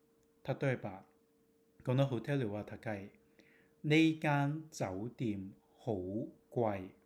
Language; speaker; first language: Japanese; non-native, fluent; Cantonese